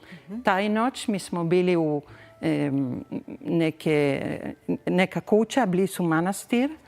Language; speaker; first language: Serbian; early bilingual, heritage; Spanish